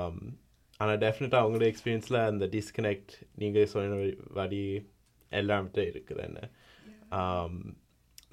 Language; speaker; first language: Tamil; early bilingual, heritage; Tamil